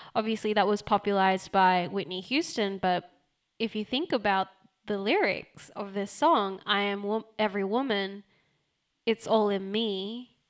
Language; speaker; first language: English; early bilingual, other home language; Japanese